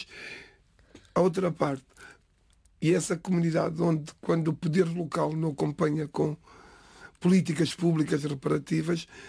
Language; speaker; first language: Portuguese; non-native, local second language; Kabuverdianu